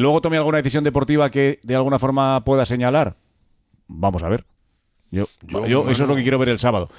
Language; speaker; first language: Spanish; native; Spanish